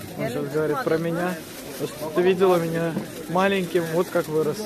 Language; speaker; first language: Russian; early bilingual, heritage; Russian